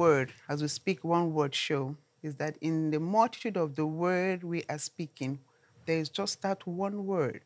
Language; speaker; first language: English; non-native, local second language; Igbo